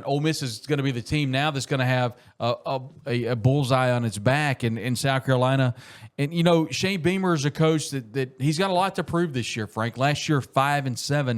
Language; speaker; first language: English; native; English